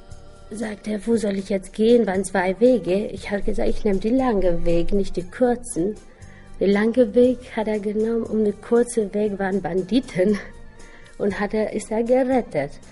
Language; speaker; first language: German; non-native, learner; Albanian